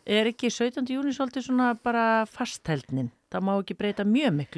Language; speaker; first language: Icelandic; native; Icelandic